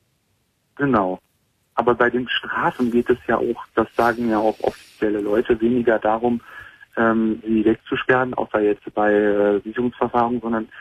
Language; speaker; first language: German; native; German